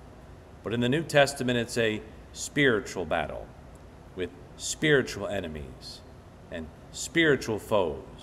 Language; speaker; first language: English; native; English